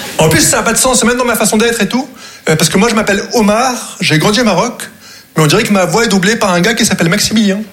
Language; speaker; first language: French; non-native, local second language; Arabic